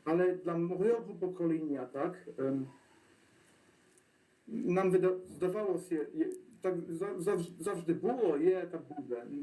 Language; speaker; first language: Ukrainian; non-native, learner; Polish